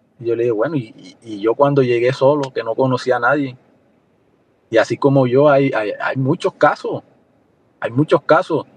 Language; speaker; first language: Spanish; native; Spanish